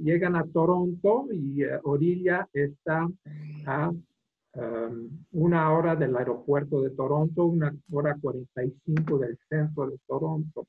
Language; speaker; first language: Spanish; non-native, fluent; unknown